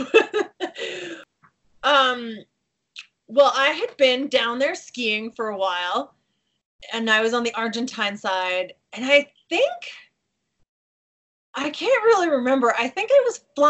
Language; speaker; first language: English; native; English